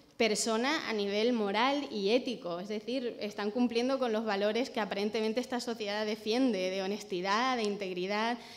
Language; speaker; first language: Spanish; native; Spanish